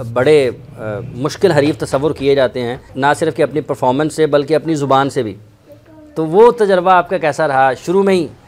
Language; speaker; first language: Urdu; non-native, local second language; Punjabi